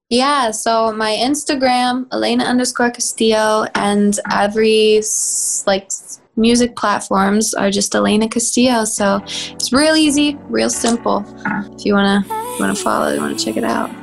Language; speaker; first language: English; native; English